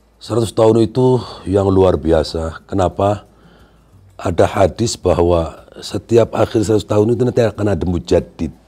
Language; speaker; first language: Indonesian; non-native, local second language; Sundanese